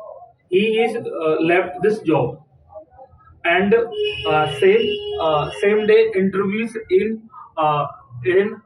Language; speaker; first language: English; non-native, learner; Hindi